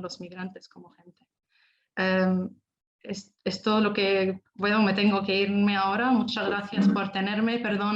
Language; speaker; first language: Spanish; non-native, fluent; Arabic